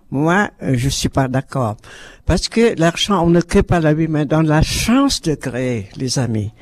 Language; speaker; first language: French; non-native, learner; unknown